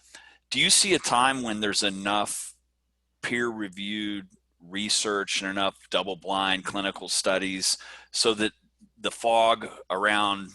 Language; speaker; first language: English; native; English